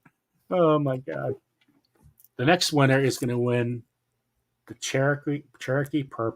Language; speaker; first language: English; native; English